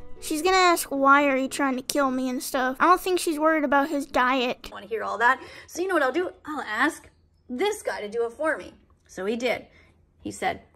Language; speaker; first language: English; native; English